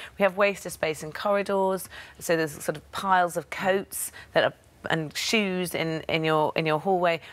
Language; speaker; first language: English; native; English